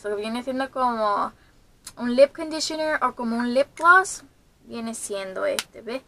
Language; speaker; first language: Spanish; early bilingual, heritage; Spanish